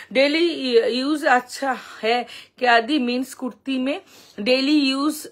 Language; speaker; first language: Hindi; non-native, local second language; Bangla